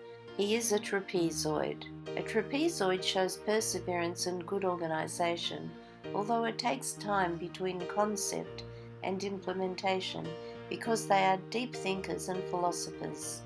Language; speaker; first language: English; native; English